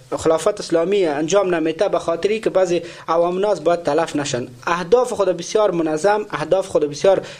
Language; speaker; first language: Persian; native; Persian